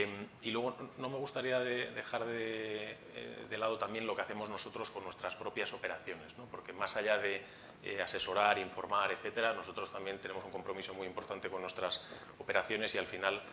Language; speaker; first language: Spanish; native; Spanish